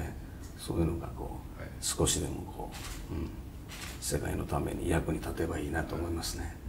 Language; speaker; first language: Japanese; native; Japanese